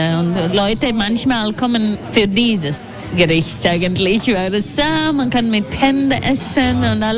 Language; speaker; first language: German; non-native, learner; Latvian